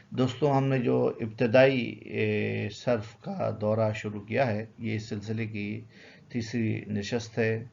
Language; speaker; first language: Urdu; native; Urdu